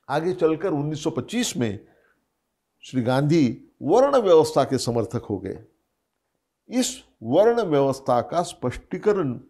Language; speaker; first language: Hindi; non-native, local second language; Marathi